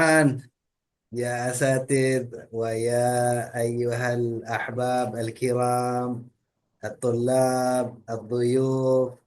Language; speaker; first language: Arabic; early bilingual, heritage; Indonesian